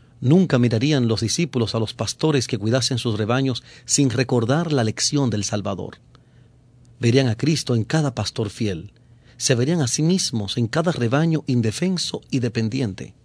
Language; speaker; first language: Spanish; native; Spanish